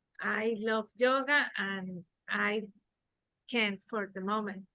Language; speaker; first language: English; non-native, learner; Spanish